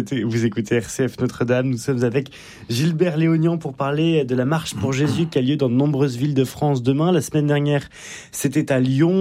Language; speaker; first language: French; native; French